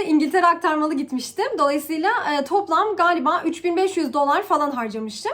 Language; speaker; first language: Turkish; early bilingual, heritage; Turkish